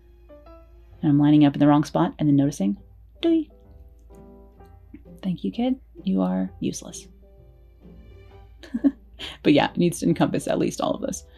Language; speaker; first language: English; native; English